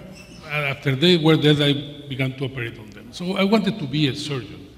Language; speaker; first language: English; non-native, learner; Spanish